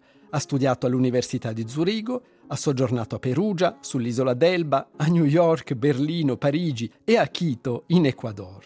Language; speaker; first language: Italian; native; Italian